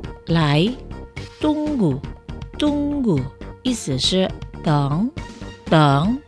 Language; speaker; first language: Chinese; non-native, fluent; Indonesian